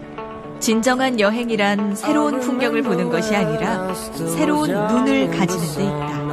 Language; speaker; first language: Korean; native; Korean